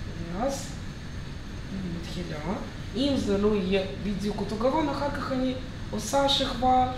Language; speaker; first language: Hebrew; non-native, fluent; Russian